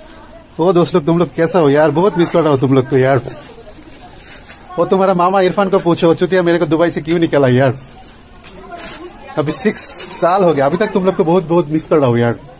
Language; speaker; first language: Hindi; non-native, learner; Bangla